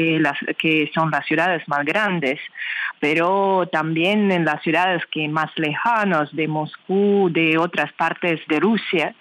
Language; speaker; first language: Spanish; non-native, learner; Russian